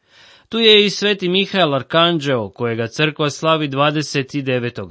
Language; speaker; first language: Croatian; native; Croatian